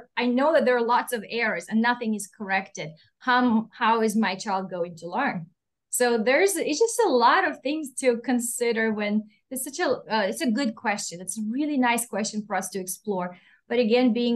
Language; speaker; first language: English; non-native, fluent; Russian